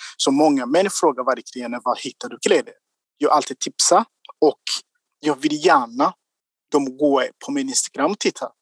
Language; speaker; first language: Swedish; non-native, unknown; Kinyarwanda